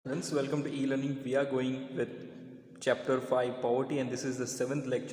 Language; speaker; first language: English; non-native, local second language; Hindi